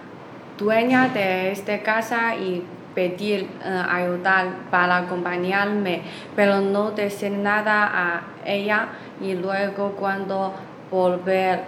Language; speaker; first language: Spanish; non-native, learner; Chinese